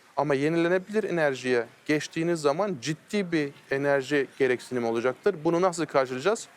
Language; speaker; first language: Turkish; early bilingual, heritage; Turkish